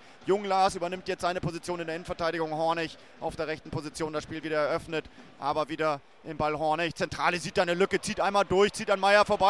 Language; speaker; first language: German; native; German